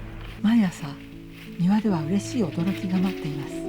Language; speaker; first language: Japanese; native; Japanese